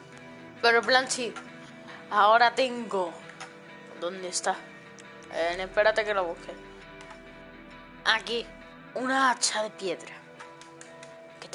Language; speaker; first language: Spanish; native; Spanish